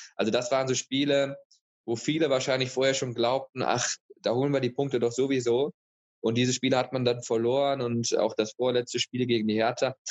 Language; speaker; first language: German; native; German